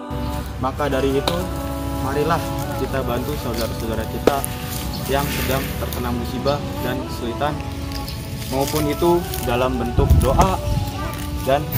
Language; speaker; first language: Indonesian; native; Indonesian